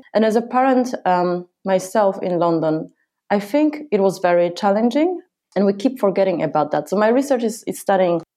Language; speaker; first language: English; non-native, fluent; Polish